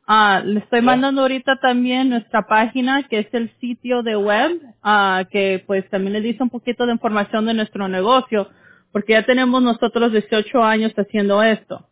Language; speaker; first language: Spanish; early bilingual, heritage; English